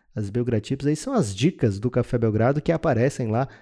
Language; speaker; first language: Portuguese; native; Portuguese